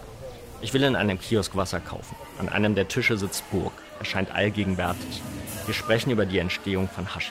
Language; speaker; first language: German; native; German